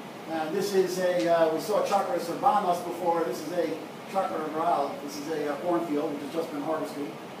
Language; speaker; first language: English; native; English